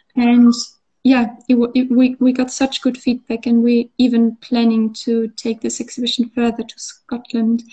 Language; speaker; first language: English; non-native, fluent; German